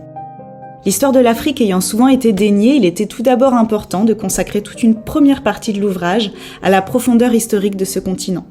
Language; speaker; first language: French; native; French